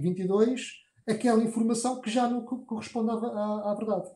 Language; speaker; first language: Portuguese; native; Portuguese